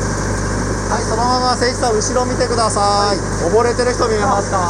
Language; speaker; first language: Japanese; native; Japanese